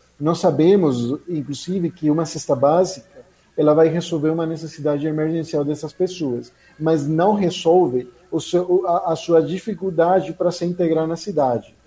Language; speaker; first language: Portuguese; non-native, fluent; Spanish